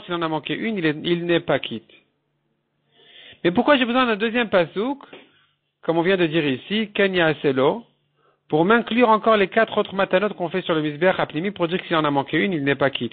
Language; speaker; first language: French; native; French